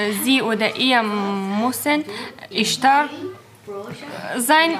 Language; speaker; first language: German; non-native, learner; Persian